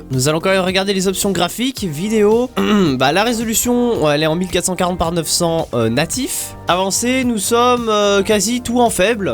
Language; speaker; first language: French; native; French